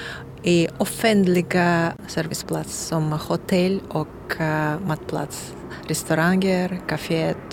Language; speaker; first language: Swedish; non-native, learner; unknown